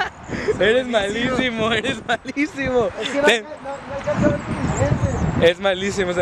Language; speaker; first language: Spanish; native; Spanish